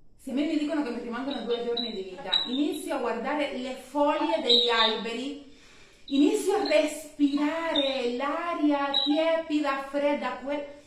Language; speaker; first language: Italian; non-native, fluent; Spanish